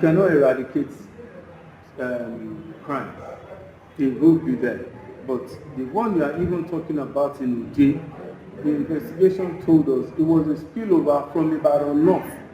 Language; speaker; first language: English; non-native, local second language; Yoruba